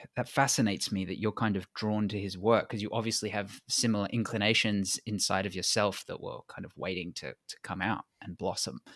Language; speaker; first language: English; native; English